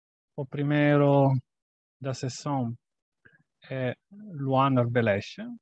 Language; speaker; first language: Portuguese; non-native, fluent; Italian